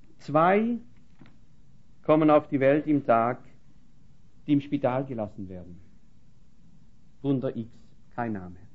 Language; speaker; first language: German; non-native, fluent; French